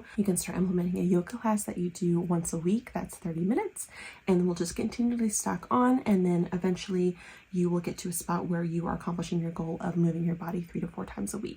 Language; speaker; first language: English; native; English